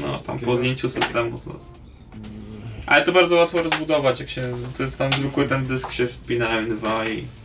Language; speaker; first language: Polish; native; Polish